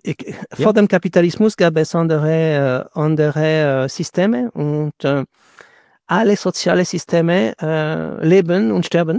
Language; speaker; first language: German; non-native, fluent; French